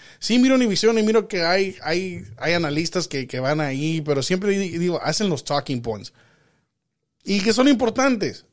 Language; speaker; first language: Spanish; early bilingual, heritage; Spanish